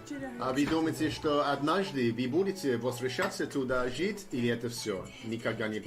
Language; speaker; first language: Russian; non-native, learner; English